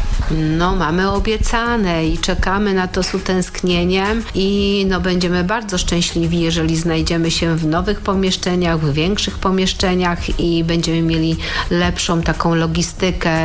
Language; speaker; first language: Polish; native; Polish